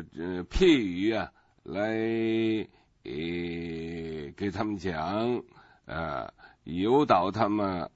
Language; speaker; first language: Chinese; native; Chinese